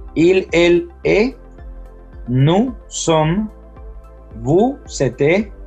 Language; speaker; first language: French; non-native, learner; Spanish